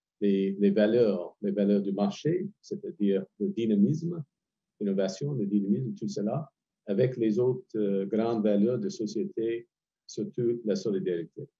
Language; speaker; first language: French; non-native, fluent; English